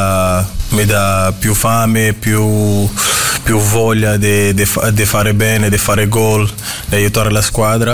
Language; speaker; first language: Italian; non-native, fluent; Portuguese